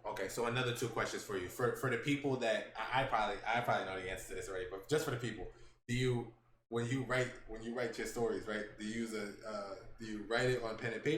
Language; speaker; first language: English; native; English